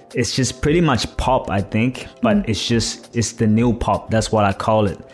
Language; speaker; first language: English; non-native, fluent; Thai